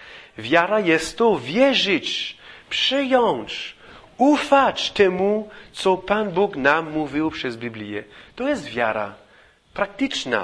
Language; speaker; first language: Polish; non-native, fluent; English